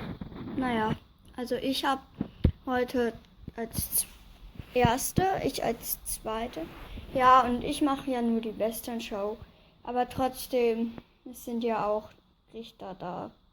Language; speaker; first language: German; native; German